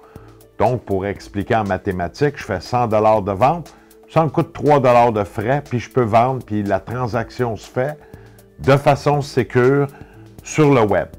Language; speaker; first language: French; native; French